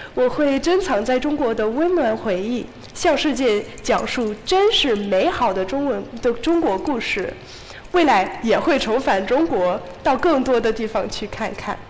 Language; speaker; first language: Chinese; non-native, fluent; English